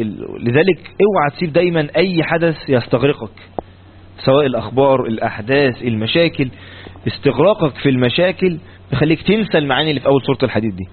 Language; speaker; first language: Arabic; native; Arabic